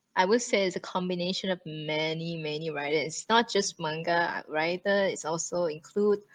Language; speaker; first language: English; non-native, fluent; Thai